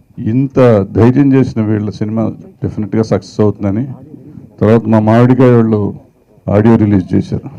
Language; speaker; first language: Telugu; native; Telugu